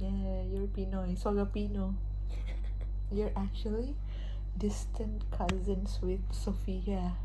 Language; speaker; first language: English; non-native, local second language; Indonesian